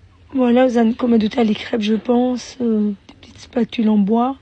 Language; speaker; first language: French; non-native, local second language; Arabic